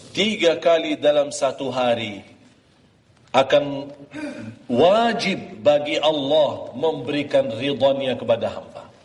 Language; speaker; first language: Malay; non-native, fluent; Arabic